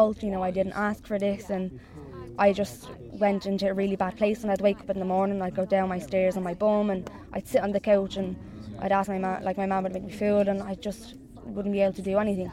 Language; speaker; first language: English; native; English